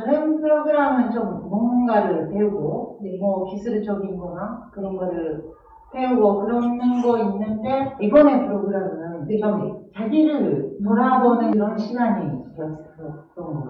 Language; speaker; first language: Korean; non-native, fluent; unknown